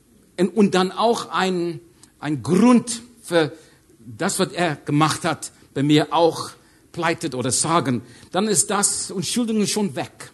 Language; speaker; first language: German; non-native, learner; English